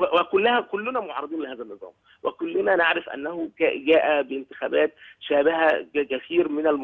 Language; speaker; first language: Arabic; native; Arabic